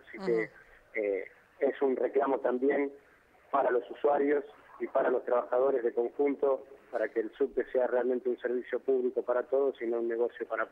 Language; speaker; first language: Spanish; native; Spanish